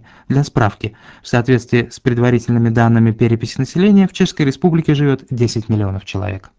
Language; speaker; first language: Russian; native; Russian